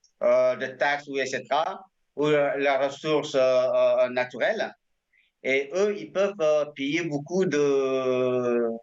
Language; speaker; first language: French; non-native, fluent; Indonesian